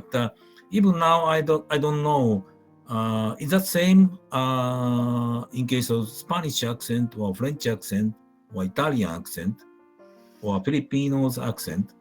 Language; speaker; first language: English; non-native, fluent; Japanese